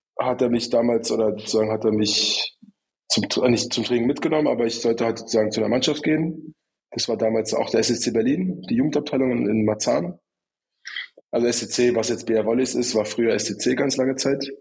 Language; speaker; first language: German; early bilingual, other home language; Russian